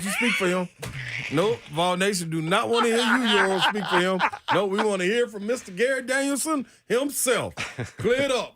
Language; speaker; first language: English; native; English